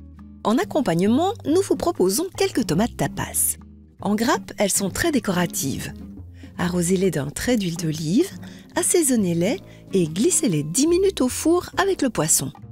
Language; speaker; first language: French; native; French